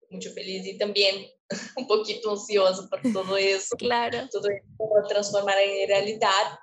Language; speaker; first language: Spanish; non-native, learner; Portuguese